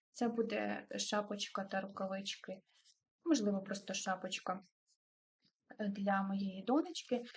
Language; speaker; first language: Ukrainian; non-native, local second language; Russian